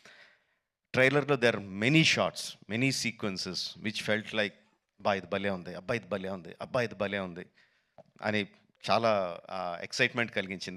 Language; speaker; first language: Telugu; native; Telugu